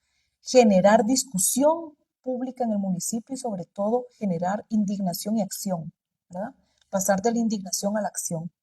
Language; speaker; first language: Spanish; native; Spanish